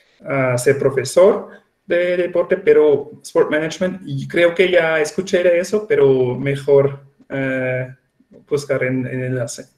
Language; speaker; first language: Spanish; non-native, fluent; Swiss German